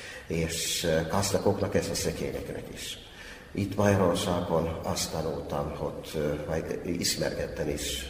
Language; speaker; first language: Hungarian; non-native, fluent; Finnish